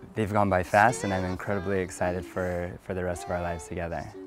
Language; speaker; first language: English; native; English